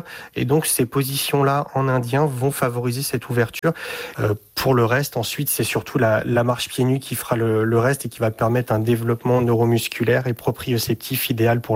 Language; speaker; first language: French; native; French